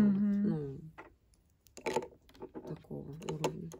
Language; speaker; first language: Russian; native; Russian